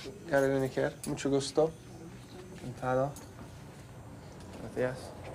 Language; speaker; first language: Spanish; non-native, fluent; English